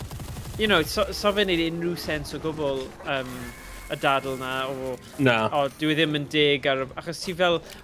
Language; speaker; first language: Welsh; native; Welsh